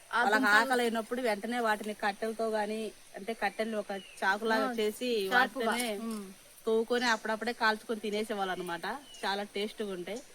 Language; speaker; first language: Telugu; native; Telugu